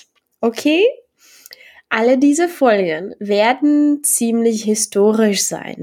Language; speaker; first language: German; non-native, fluent; Czech